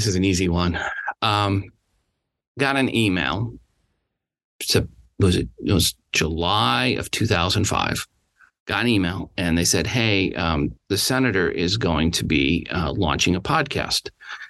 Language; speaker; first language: English; native; English